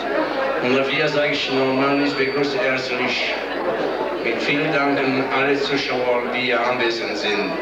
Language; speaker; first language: German; non-native, fluent; Italian